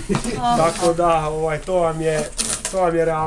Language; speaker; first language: Croatian; native; Croatian